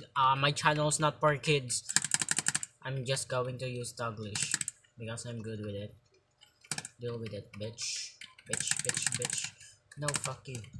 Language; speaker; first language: English; non-native, local second language; Filipino